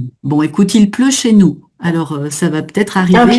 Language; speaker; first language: French; native; French